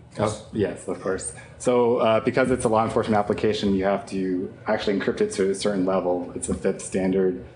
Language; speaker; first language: English; native; English